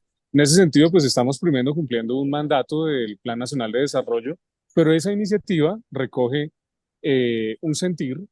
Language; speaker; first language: Spanish; native; Spanish